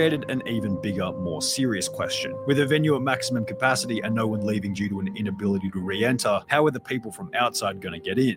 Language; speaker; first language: English; native; English